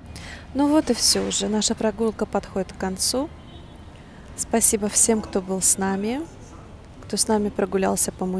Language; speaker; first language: Russian; native; Russian